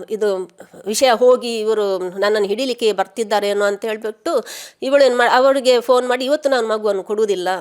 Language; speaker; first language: Kannada; native; Kannada